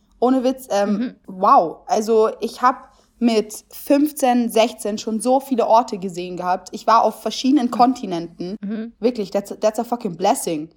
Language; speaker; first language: German; early bilingual, other home language; Italian